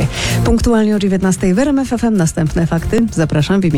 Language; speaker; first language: Polish; native; Polish